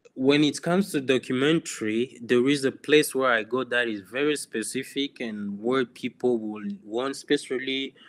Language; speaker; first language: English; non-native, fluent; Swahili